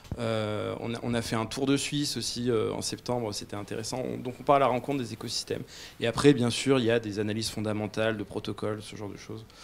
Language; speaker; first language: French; native; French